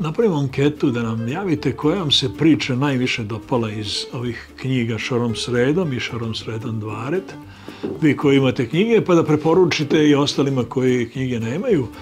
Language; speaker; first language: Bosnian; native; Bosnian